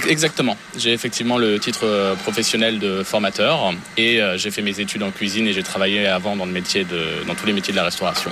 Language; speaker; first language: French; native; French